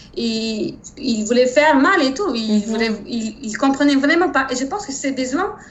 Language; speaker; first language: French; non-native, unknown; Turkish